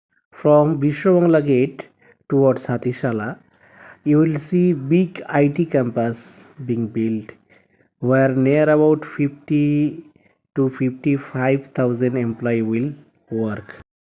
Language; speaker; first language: English; non-native, local second language; Bangla